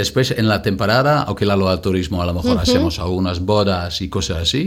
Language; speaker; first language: Spanish; non-native, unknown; Dutch